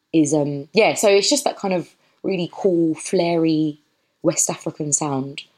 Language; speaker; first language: English; native; English